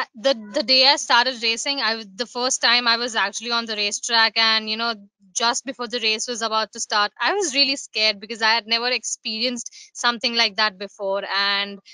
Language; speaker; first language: English; non-native, local second language; Gujarati